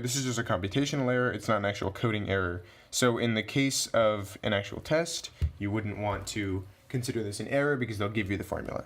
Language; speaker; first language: English; native; English